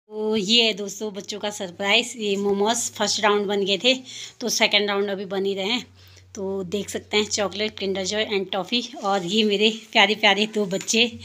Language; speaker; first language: Hindi; native; Hindi